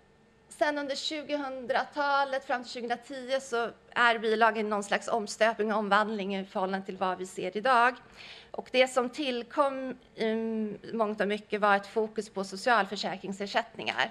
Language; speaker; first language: Swedish; native; Swedish